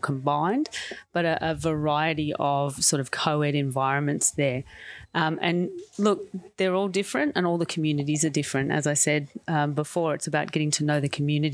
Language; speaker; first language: English; native; English